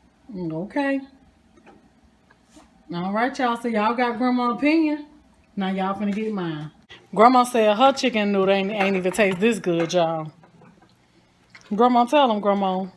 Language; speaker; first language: English; native; English